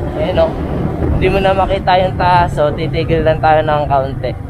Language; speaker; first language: Filipino; native; Filipino